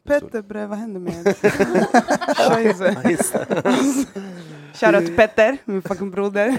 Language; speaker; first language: Swedish; native; Swedish